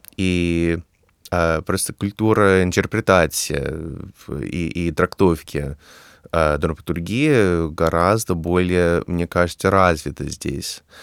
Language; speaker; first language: Russian; non-native, fluent; English